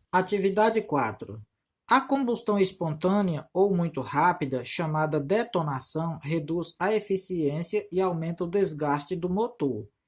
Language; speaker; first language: Portuguese; native; Portuguese